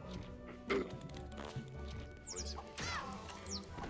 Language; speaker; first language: French; native; French